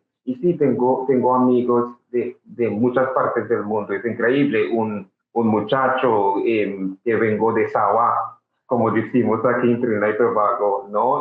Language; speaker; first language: Spanish; non-native, fluent; English